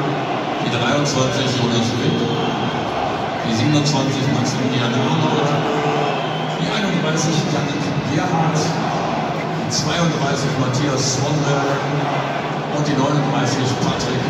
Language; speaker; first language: German; native; German